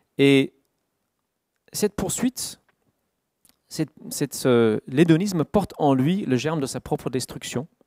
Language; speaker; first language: French; non-native, fluent; English